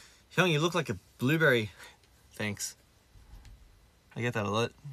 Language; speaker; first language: English; early bilingual, other home language; Korean